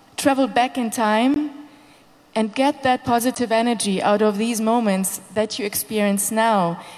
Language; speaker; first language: English; non-native, fluent; Hungarian